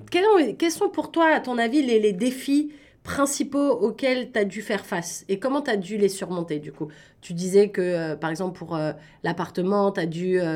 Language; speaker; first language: French; native; French